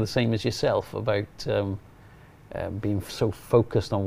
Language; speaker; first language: English; native; English